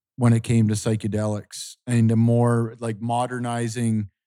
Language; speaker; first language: English; native; English